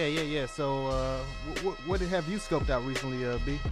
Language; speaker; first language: English; native; English